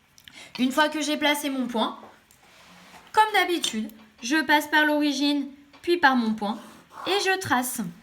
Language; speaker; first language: French; native; French